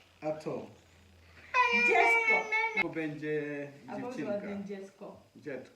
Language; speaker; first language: Polish; non-native, learner; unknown